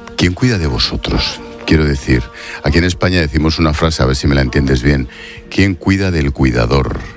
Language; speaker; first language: Spanish; native; Spanish